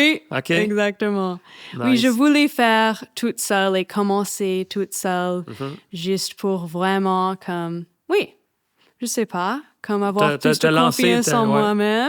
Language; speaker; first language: French; non-native, fluent; English